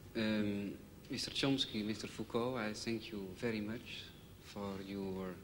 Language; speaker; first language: English; non-native, fluent; Dutch